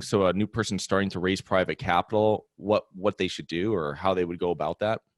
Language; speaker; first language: English; native; English